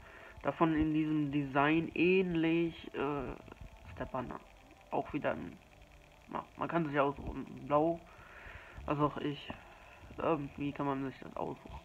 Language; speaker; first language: German; native; German